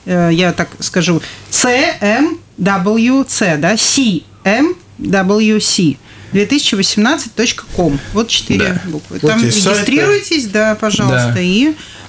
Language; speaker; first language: Russian; native; Russian